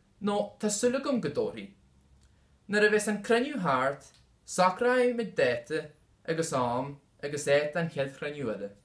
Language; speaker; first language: Irish; non-native, local second language; English